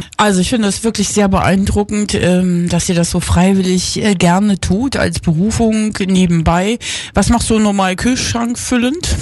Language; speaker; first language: German; native; German